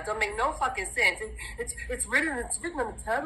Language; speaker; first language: English; native; English